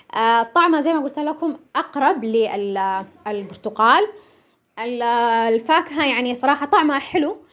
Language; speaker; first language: Arabic; non-native, local second language; Somali